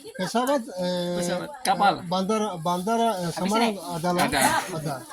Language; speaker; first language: Indonesian; non-native, learner; Turkish